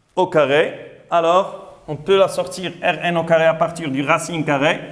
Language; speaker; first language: French; non-native, local second language; Arabic